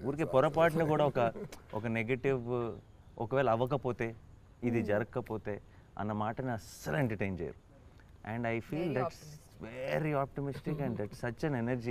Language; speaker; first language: Telugu; native; Telugu